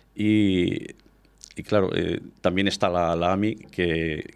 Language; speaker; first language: Spanish; native; Spanish